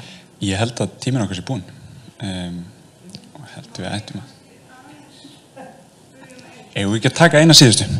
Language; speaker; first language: Icelandic; native; Icelandic